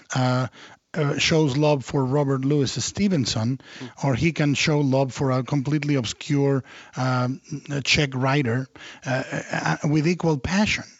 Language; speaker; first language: English; non-native, fluent; Spanish